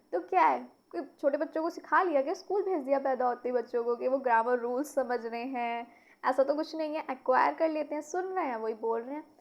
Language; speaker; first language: Hindi; native; Hindi